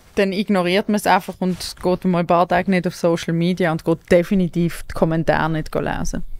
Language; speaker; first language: German; native; German